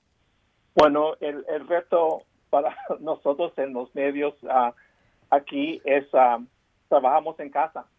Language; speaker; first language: Spanish; early bilingual, heritage; Spanish